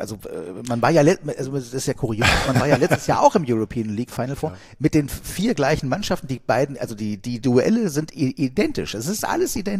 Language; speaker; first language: German; native; German